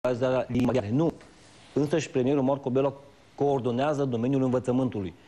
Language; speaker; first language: Romanian; non-native, local second language; Hungarian